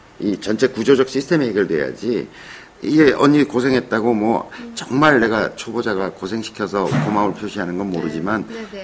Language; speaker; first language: Korean; native; Korean